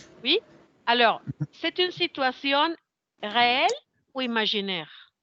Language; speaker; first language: French; non-native, fluent; Spanish